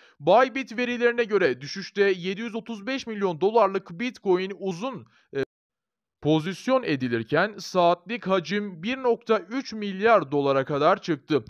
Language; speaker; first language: Turkish; native; Turkish